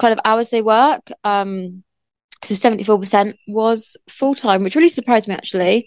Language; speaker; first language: English; native; English